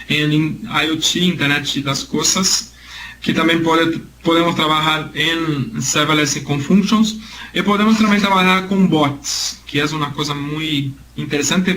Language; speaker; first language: Spanish; non-native, learner; Portuguese